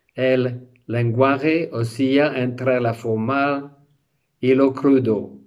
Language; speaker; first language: Spanish; non-native, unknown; English